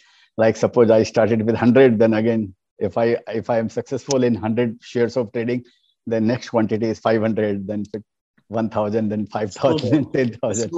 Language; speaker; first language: English; non-native, local second language; Hindi